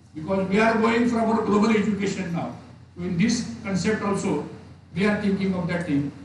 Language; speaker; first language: English; non-native, local second language; Marathi